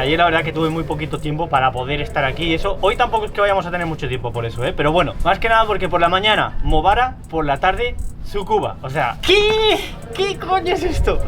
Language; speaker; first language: Spanish; native; Spanish